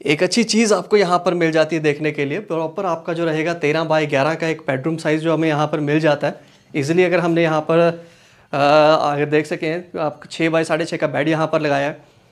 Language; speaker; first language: Hindi; native; Hindi